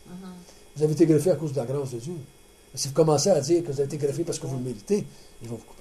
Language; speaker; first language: French; native; French